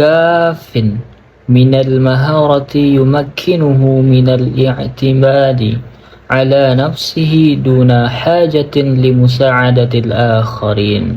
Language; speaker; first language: Arabic; non-native, learner; Indonesian